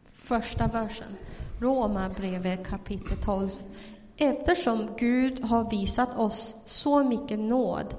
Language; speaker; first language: Swedish; non-native, fluent; Chinese